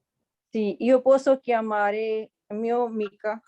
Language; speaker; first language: Italian; non-native, learner; Punjabi